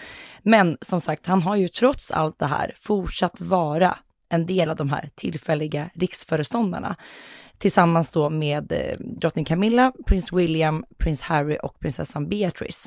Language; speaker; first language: Swedish; native; Swedish